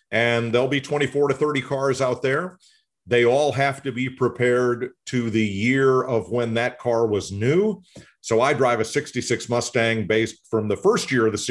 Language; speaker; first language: English; native; English